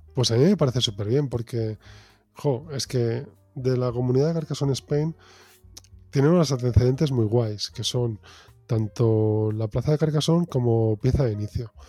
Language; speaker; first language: Spanish; native; Spanish